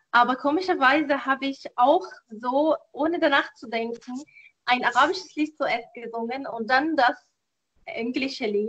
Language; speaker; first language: German; non-native, fluent; Arabic